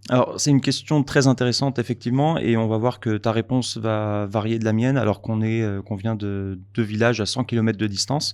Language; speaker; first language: French; native; French